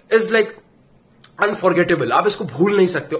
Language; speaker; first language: Hindi; native; Hindi